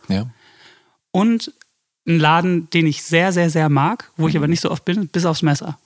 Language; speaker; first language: German; early bilingual, other home language; English